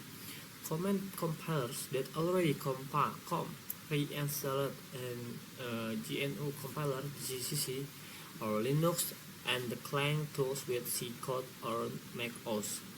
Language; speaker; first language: English; non-native, learner; Indonesian